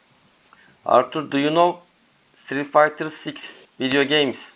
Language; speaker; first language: English; non-native, learner; Turkish